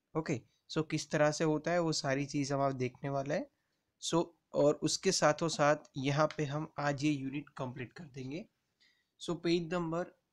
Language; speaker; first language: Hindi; non-native, local second language; Gujarati